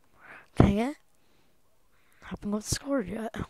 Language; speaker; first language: English; native; English